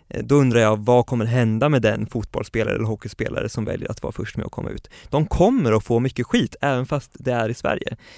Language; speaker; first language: Swedish; native; Swedish